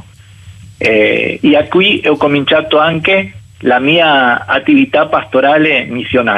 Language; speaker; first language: Italian; non-native, fluent; Spanish